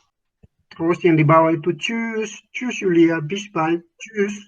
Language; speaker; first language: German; non-native, fluent; Indonesian